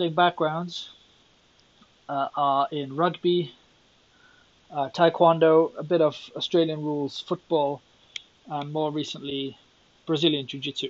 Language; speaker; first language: English; native; English